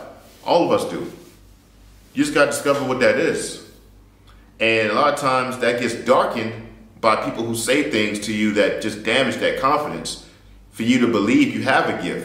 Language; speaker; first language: English; native; English